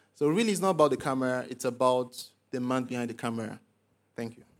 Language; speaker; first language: English; non-native, local second language; Igbo